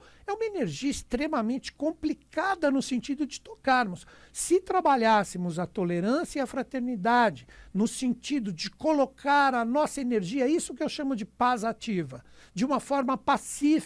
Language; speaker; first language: Portuguese; native; Portuguese